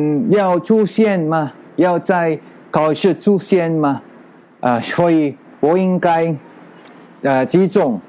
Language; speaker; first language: Chinese; non-native, learner; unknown